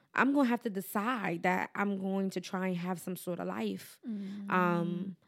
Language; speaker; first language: English; native; English